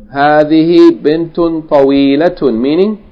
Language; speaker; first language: Arabic; non-native, fluent; English